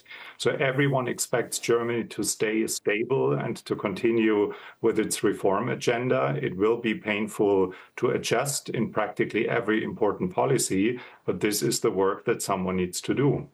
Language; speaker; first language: English; non-native, fluent; German